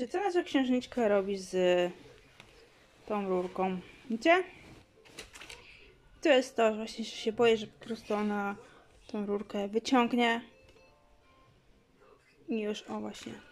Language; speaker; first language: Polish; native; Polish